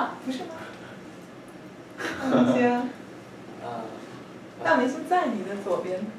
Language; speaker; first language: Chinese; non-native, fluent; English